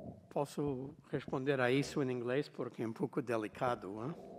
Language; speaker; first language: Portuguese; non-native, learner; English